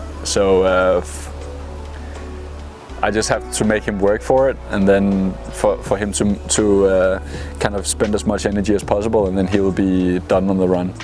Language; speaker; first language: English; non-native, fluent; Danish